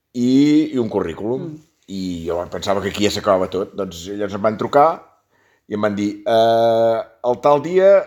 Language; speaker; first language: Catalan; native; Catalan